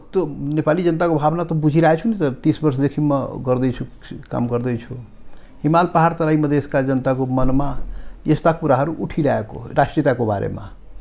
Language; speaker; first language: Nepali; non-native, local second language; Maithili